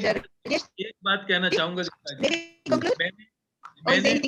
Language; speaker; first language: Hindi; native; Hindi